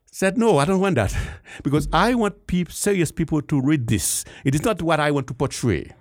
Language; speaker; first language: English; non-native, fluent; Haitian Creole